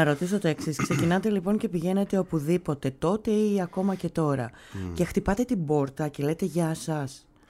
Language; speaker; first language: Greek; native; Greek